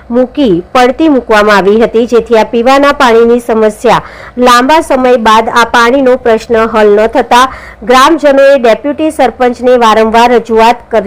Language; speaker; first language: Gujarati; native; Gujarati